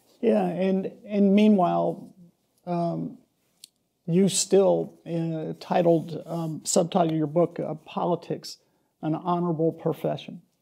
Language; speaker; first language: English; native; English